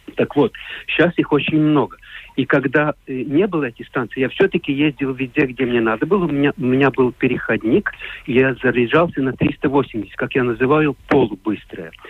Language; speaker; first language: Russian; non-native, local second language; Latvian